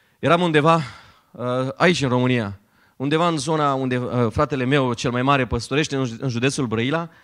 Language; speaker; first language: Romanian; native; Romanian